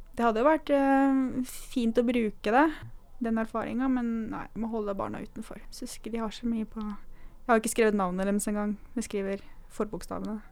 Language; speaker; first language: Norwegian; native; Norwegian